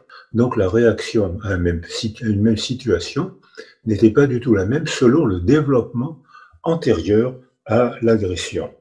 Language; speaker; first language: French; native; French